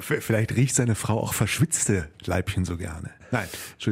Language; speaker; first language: German; native; German